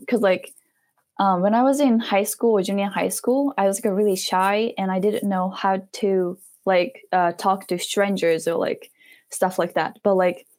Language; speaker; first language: English; non-native, fluent; Japanese